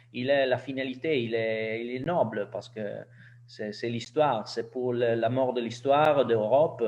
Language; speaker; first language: French; non-native, learner; Italian